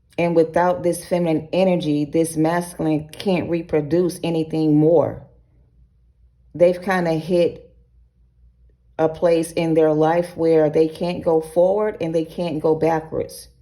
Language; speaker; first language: English; native; English